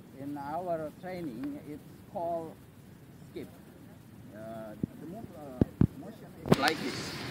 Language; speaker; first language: English; non-native, learner; Indonesian